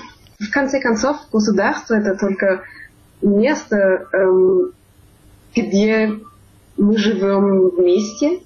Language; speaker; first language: Russian; non-native, fluent; German